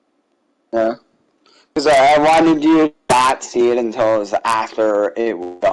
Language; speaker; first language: English; native; English